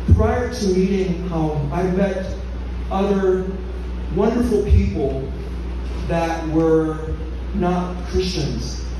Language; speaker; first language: English; early bilingual, other home language; Vietnamese